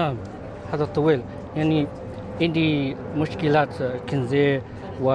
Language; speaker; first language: Arabic; non-native, learner; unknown